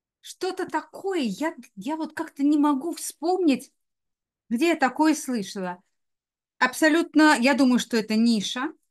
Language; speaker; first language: Russian; native; Russian